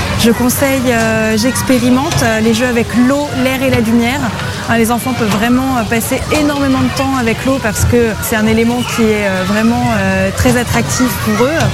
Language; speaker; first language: French; native; French